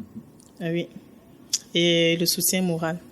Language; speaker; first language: French; non-native, learner; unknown